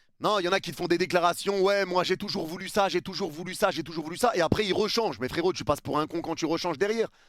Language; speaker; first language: French; early bilingual, other home language; Arabic